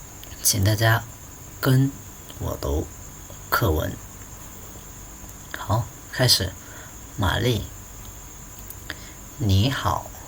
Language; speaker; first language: Chinese; non-native, fluent; Hmong